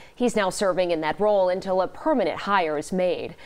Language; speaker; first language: English; native; English